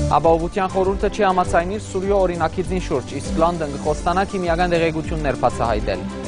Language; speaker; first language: Armenian; early bilingual, heritage; Armenian